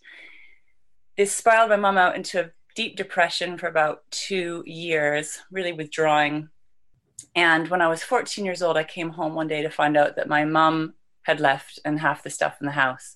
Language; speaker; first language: English; native; English